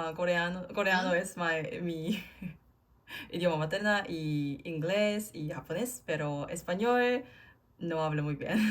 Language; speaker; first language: Spanish; non-native, learner; Korean